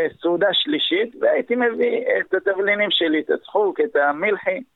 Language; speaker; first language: Hebrew; early bilingual, other home language; Arabic